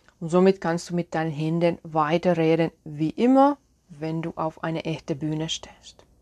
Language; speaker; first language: German; non-native, fluent; Finnish